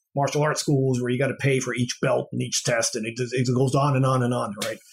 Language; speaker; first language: English; native; English